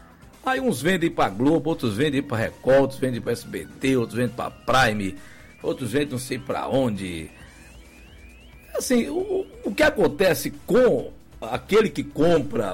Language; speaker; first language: Portuguese; native; Portuguese